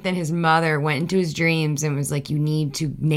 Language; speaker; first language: English; early bilingual, other home language; Spanish